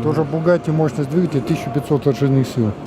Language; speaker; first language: Russian; native; Russian